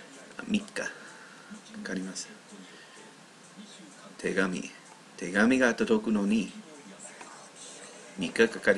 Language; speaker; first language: Japanese; non-native, learner; English